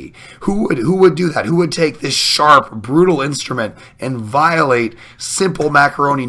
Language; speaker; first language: English; native; English